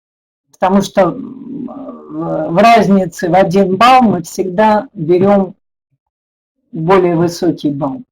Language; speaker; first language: Russian; native; Russian